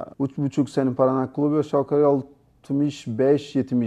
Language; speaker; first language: Turkish; non-native, learner; Portuguese